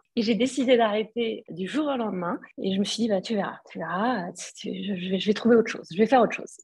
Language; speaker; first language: French; non-native, local second language; Arabic